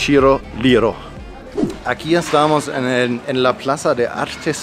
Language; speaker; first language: Spanish; non-native, learner; German